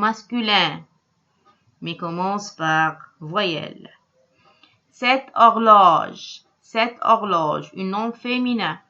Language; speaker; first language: French; non-native, local second language; Arabic